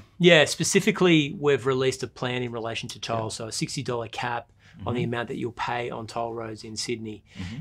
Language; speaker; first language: English; native; English